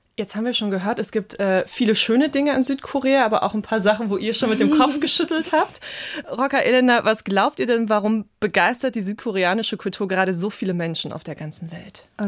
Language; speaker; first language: German; native; German